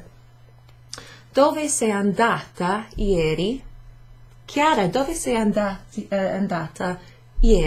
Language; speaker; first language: Italian; non-native, fluent; English